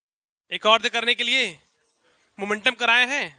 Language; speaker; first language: Hindi; native; Hindi